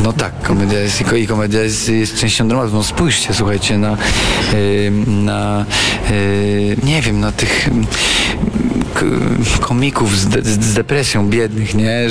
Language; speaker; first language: Polish; native; Polish